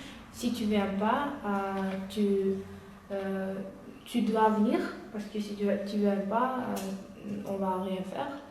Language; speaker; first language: French; non-native, learner; Uyghur